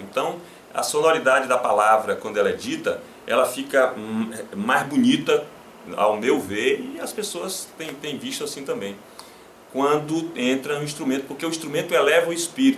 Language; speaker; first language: Portuguese; native; Portuguese